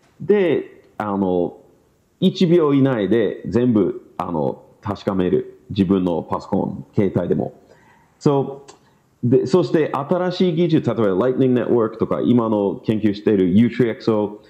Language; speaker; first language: Japanese; non-native, learner; English